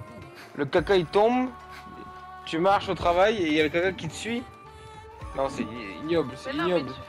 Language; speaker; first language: French; native; French